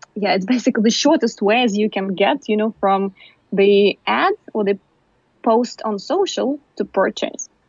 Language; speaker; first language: English; non-native, fluent; Ukrainian